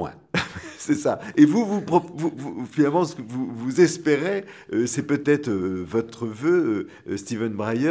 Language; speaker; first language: French; native; French